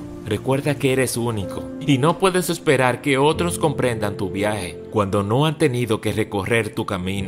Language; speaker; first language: Spanish; native; Spanish